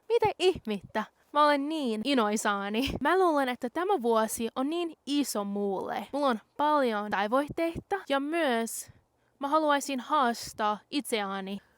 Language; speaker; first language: Finnish; non-native, learner; English